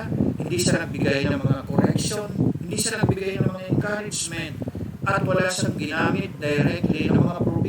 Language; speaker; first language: Filipino; native; Filipino